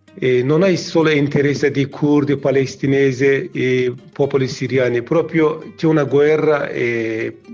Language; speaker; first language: Italian; non-native, learner; Kurdish